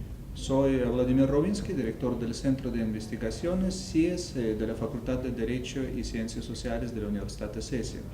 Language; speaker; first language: Spanish; non-native, fluent; Russian